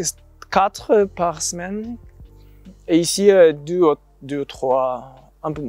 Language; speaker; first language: French; non-native, learner; Japanese